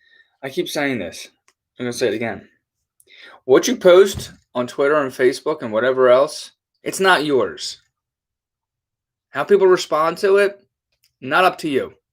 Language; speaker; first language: English; native; English